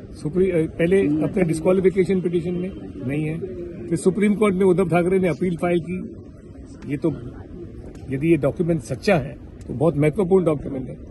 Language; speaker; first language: Hindi; non-native, local second language; Sindhi